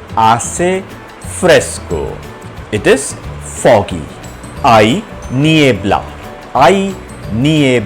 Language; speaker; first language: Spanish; non-native, fluent; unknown